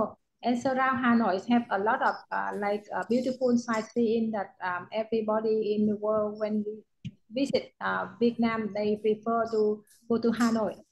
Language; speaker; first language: English; non-native, learner; Vietnamese